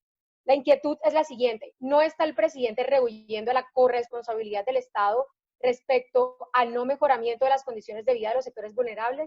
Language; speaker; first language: Spanish; native; Spanish